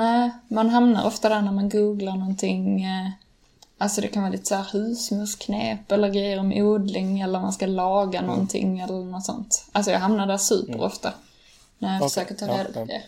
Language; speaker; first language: Swedish; native; Swedish